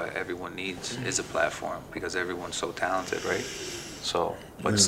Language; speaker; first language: English; native; English